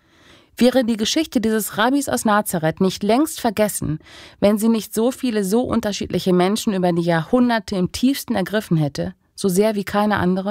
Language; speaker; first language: German; native; German